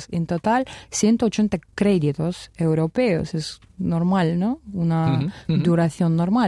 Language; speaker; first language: Spanish; non-native, fluent; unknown